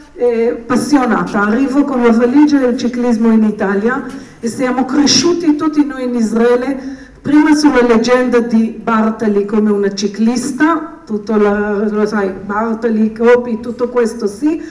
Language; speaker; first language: Italian; non-native, fluent; Hebrew